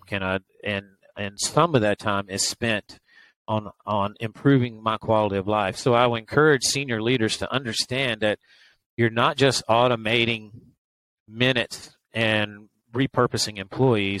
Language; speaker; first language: English; native; English